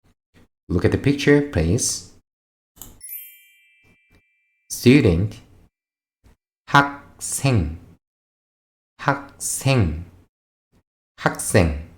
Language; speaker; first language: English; non-native, fluent; Korean